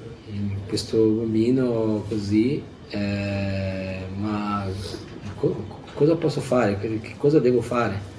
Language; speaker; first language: Italian; non-native, fluent; Portuguese